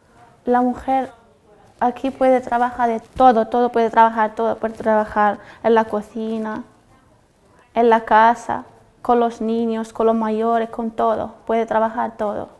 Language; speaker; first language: Spanish; non-native, learner; Arabic